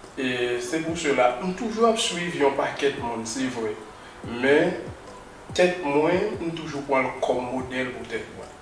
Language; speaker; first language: Haitian Creole; native; Haitian Creole